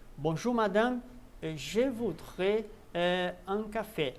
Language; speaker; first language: French; non-native, fluent; Portuguese